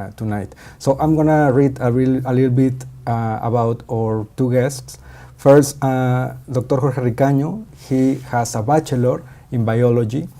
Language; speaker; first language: English; non-native, fluent; Spanish